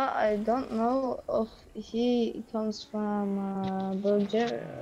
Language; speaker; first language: English; non-native, learner; Polish